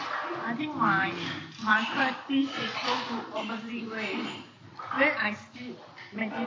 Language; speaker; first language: English; non-native, learner; Thai